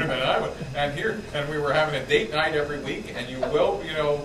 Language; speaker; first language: English; native; English